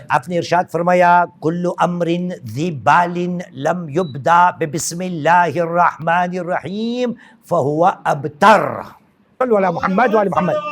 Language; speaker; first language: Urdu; non-native, local second language; Gujarati